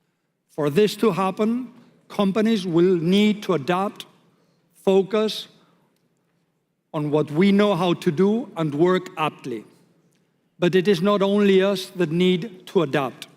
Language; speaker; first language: English; non-native, fluent; Spanish